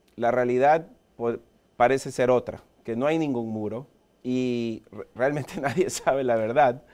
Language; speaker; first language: Spanish; early bilingual, heritage; Spanish